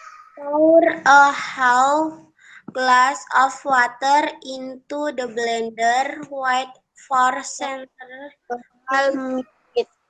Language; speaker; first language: English; non-native, learner; Indonesian